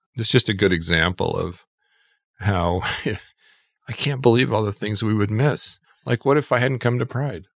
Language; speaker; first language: English; native; English